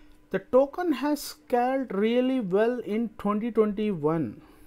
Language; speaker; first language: English; non-native, local second language; Telugu